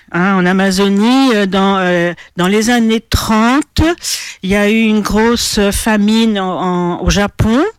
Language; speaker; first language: French; non-native, fluent; Portuguese